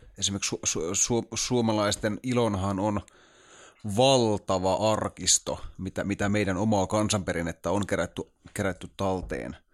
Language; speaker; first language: Finnish; native; Finnish